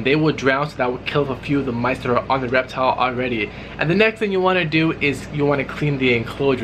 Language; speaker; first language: English; native; English